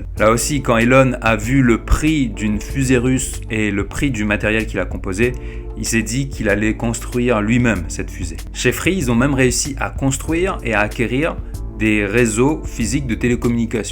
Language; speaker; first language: French; native; French